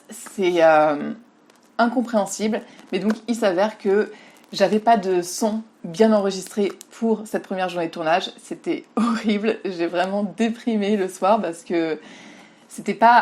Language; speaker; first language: French; native; French